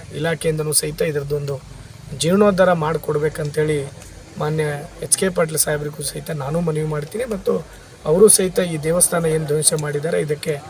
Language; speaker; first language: Kannada; native; Kannada